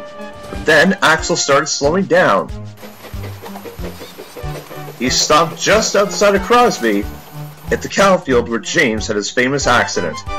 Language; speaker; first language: English; native; English